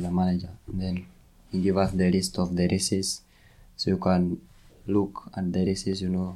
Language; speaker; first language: English; non-native, local second language; Kikuyu